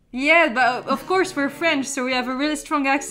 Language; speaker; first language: English; non-native, learner; French